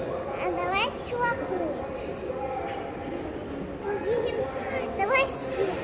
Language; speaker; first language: Russian; early bilingual, other home language; Tajik